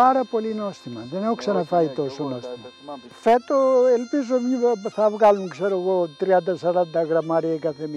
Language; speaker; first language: Greek; native; Greek